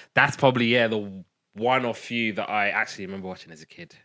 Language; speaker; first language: English; non-native, local second language; Somali